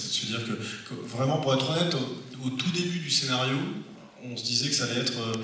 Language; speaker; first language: French; native; French